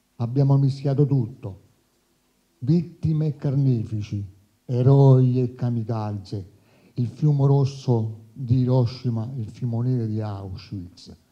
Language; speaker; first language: Italian; native; Italian